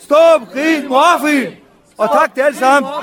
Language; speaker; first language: Danish; non-native, fluent; Arabic